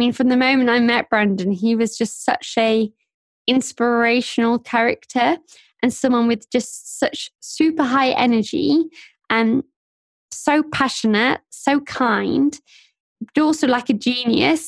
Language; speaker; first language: English; native; English